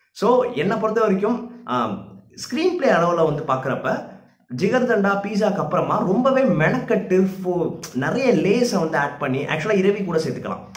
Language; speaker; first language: Tamil; native; Tamil